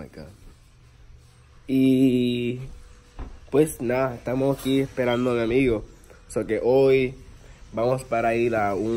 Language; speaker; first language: Spanish; early bilingual, heritage; English